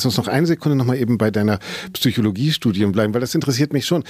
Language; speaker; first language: German; native; German